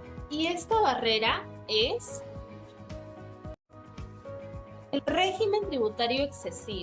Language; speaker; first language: Spanish; native; Spanish